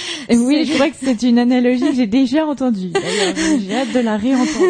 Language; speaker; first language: French; native; French